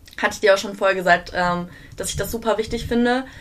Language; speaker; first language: German; native; German